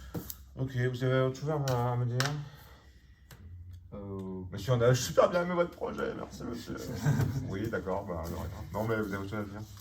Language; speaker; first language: French; native; French